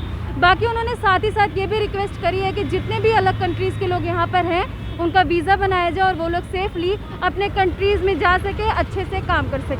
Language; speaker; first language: Hindi; native; Hindi